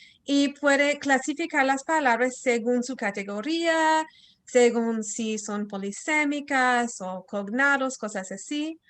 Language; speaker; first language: Spanish; early bilingual, heritage; Spanish